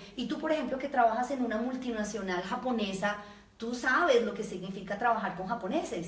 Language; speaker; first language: Spanish; native; Spanish